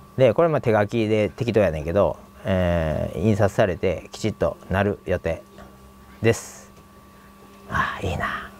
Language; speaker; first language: Japanese; native; Japanese